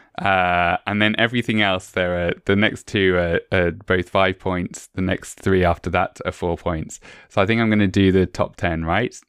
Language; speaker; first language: English; native; English